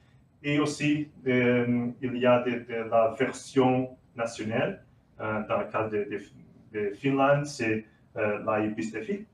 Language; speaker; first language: French; non-native, learner; Portuguese